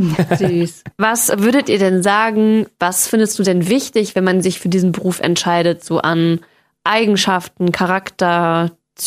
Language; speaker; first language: German; native; German